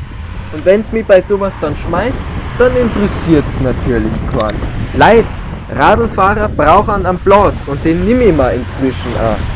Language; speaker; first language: German; native; German